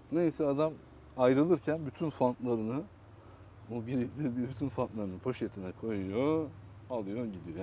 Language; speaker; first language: Turkish; native; Turkish